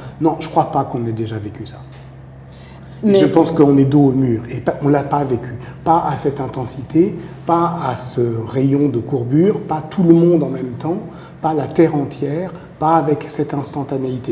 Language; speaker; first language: French; native; French